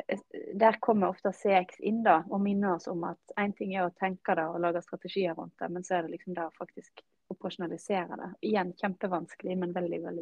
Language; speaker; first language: Norwegian; native; Norwegian